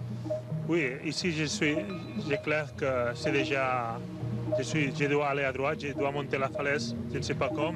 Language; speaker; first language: French; non-native, learner; Spanish